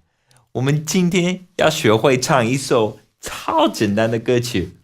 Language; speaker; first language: Chinese; non-native, fluent; English